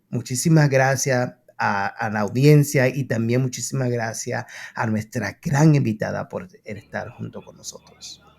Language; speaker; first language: Spanish; native; Spanish